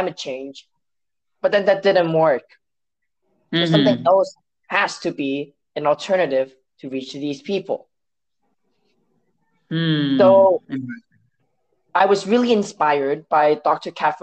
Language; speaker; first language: English; non-native, local second language; Cantonese